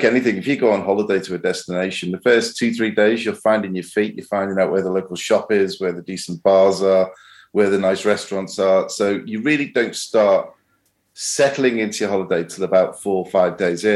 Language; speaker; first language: English; native; English